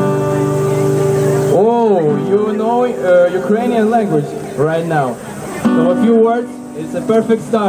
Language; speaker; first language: English; non-native, fluent; Ukrainian